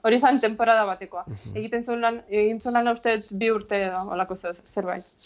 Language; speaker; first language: Basque; non-native, fluent; Ukrainian